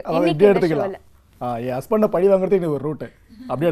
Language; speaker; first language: Tamil; native; Tamil